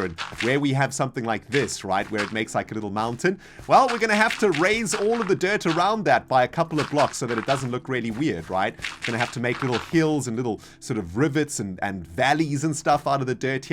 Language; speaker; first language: English; native; English